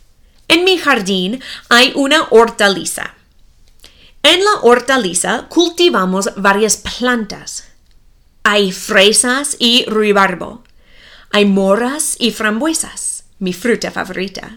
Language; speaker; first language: Spanish; non-native, fluent; English